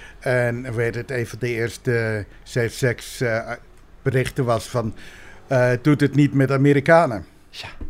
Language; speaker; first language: Dutch; native; Dutch